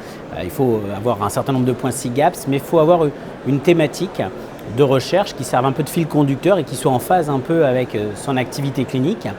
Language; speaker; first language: French; native; French